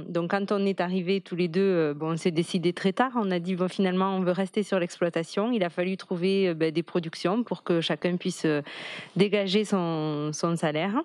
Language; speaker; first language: French; native; French